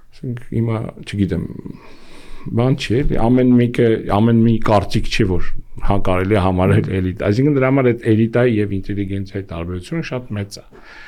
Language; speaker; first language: Armenian; native; Armenian